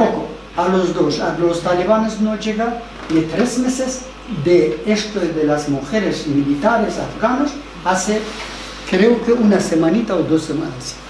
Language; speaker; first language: Spanish; non-native, learner; Persian